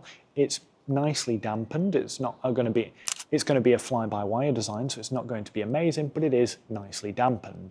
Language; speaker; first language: English; native; English